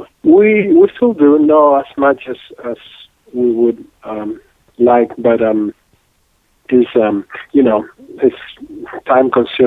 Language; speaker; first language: English; non-native, fluent; Spanish